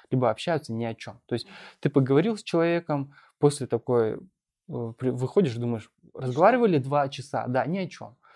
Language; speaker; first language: Russian; non-native, local second language; Bashkir